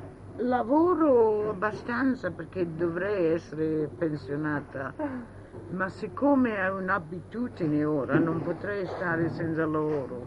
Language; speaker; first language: Italian; early bilingual, heritage; Italian